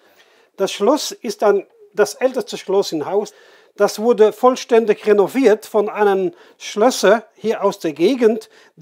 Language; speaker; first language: German; non-native, fluent; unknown